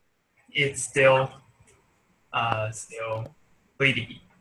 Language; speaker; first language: English; non-native, learner; Chinese